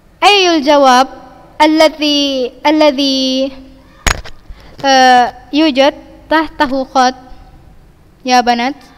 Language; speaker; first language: Arabic; non-native, fluent; Indonesian